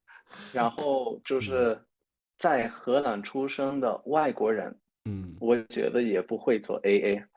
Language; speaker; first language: Chinese; non-native, fluent; Spanish